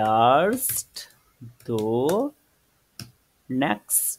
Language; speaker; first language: German; non-native, fluent; Bangla